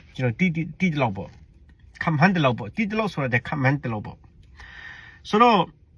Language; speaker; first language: Burmese; non-native, local second language; Hakha Chin